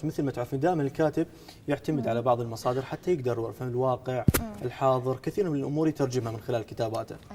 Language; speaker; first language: Arabic; native; Arabic